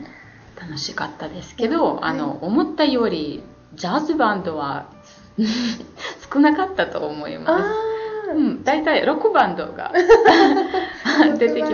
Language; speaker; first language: Japanese; non-native, fluent; Ukrainian